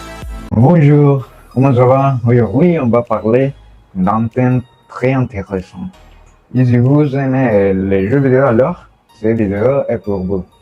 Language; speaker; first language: French; non-native, learner; Spanish